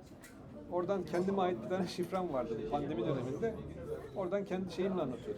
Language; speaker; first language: Turkish; native; Turkish